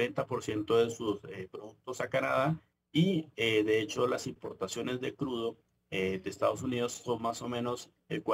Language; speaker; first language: Spanish; native; Spanish